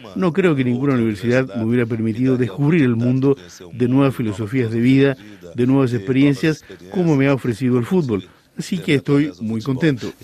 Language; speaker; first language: Spanish; non-native, fluent; Portuguese